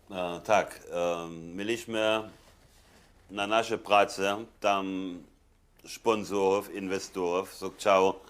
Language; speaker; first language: Polish; non-native, learner; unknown